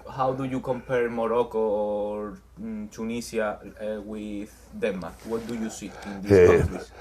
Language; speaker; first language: English; non-native, learner; Spanish